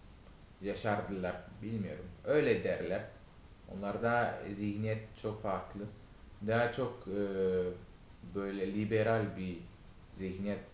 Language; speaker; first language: Turkish; non-native, fluent; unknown